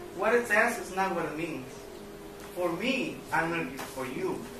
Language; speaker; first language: English; non-native, learner; Spanish